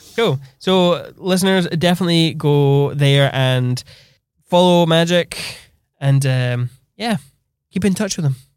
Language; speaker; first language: English; native; English